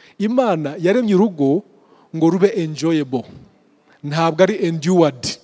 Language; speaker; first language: Kinyarwanda; early bilingual, heritage; Kinyarwanda